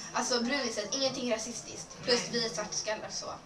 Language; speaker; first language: Swedish; early bilingual, other home language; Spanish